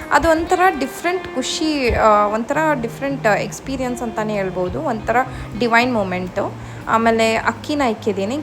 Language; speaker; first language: Kannada; non-native, local second language; Malayalam